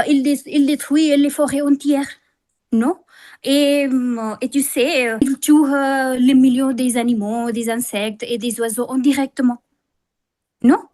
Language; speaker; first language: French; non-native, fluent; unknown